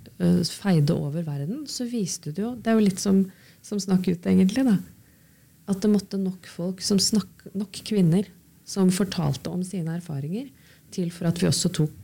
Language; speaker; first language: Norwegian; native; Norwegian